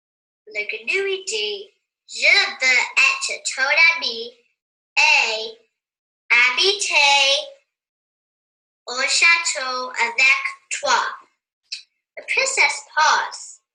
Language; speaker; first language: French; non-native, learner; English